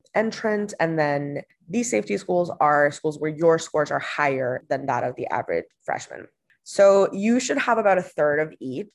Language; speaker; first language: English; non-native, fluent; Spanish